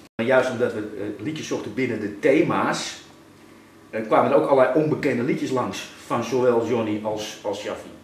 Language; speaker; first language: Dutch; native; Dutch